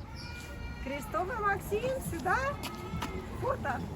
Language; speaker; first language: Russian; native; Russian